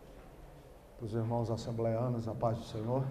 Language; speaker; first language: Portuguese; native; Portuguese